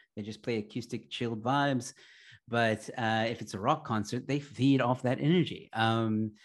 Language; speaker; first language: English; early bilingual, other home language; Arabic